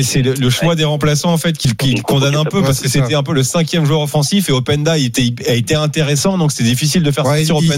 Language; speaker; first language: French; native; French